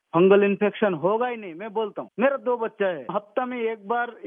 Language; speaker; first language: Hindi; non-native, local second language; Bangla